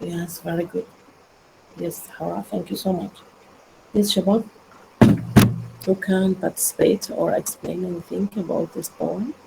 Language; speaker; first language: English; non-native, learner; Arabic